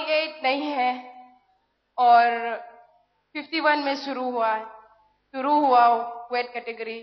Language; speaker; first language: Hindi; non-native, local second language; Manipuri